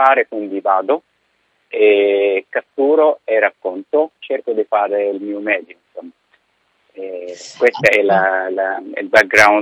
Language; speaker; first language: Italian; non-native, fluent; Arabic